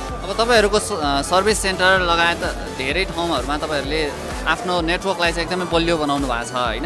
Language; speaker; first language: Nepali; native; Nepali